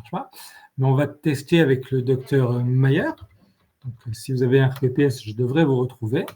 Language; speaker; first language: French; native; French